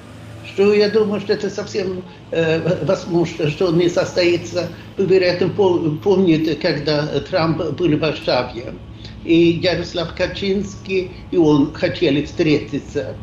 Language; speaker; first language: Russian; non-native, fluent; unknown